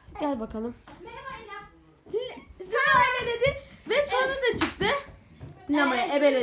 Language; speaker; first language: Turkish; native; Turkish